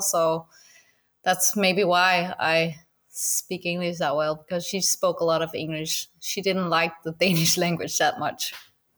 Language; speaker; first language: English; non-native, fluent; Danish